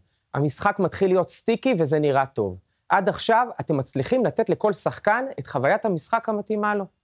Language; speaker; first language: Hebrew; native; Hebrew